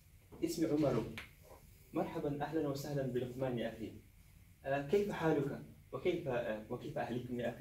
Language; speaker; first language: Arabic; non-native, learner; Somali